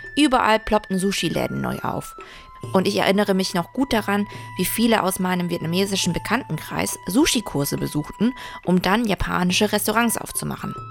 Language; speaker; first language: German; early bilingual, other home language; Vietnamese